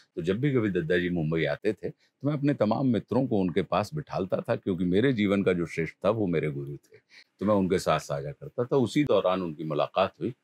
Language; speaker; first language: Hindi; native; Hindi